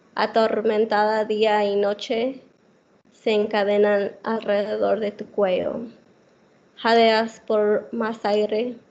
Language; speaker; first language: Spanish; early bilingual, heritage; Spanish